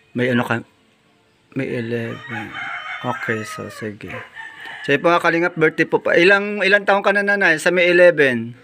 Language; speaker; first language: Filipino; non-native, local second language; Bikol